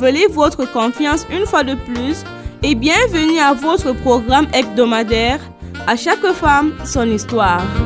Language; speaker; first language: French; non-native, local second language; Fula